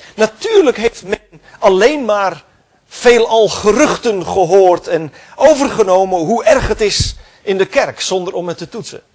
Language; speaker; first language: Dutch; native; Dutch